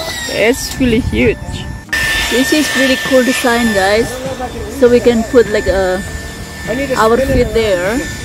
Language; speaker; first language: English; non-native, learner; Indonesian